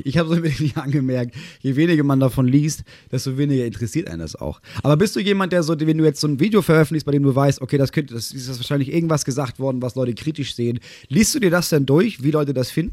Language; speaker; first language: German; native; German